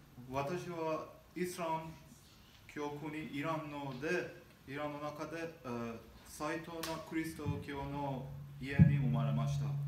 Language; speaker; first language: Japanese; non-native, learner; Armenian